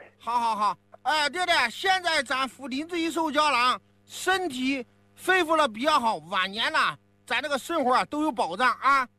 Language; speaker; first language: Chinese; native; Chinese